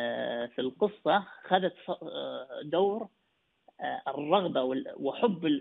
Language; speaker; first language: Arabic; native; Arabic